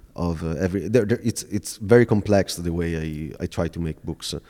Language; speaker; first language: English; non-native, fluent; Italian